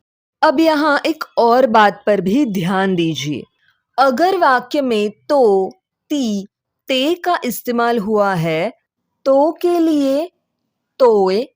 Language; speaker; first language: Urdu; non-native, local second language; Marathi